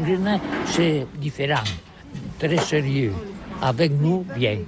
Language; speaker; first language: French; non-native, learner; Catalan